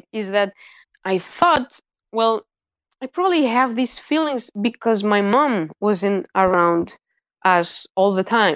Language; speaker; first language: English; early bilingual, other home language; Spanish